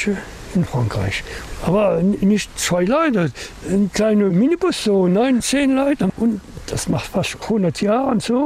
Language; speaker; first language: German; non-native, learner; French